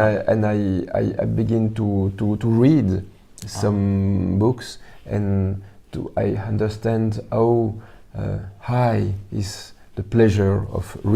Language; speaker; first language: English; non-native, learner; French